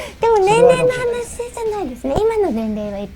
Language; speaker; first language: Japanese; native; Japanese